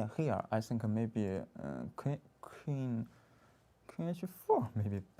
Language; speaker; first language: English; non-native, learner; Chinese